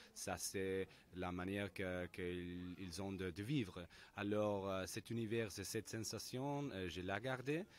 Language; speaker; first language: French; non-native, learner; Spanish